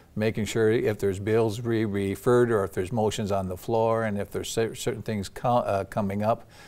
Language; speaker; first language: English; native; English